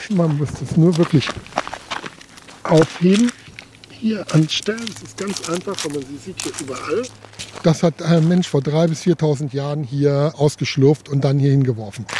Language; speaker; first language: German; native; German